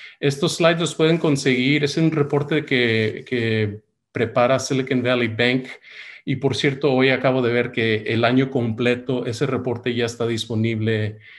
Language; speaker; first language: Spanish; early bilingual, heritage; Spanish